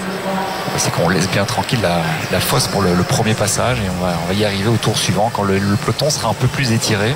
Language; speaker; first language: French; native; French